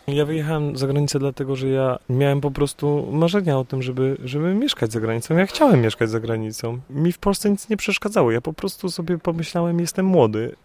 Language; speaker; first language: Polish; native; Polish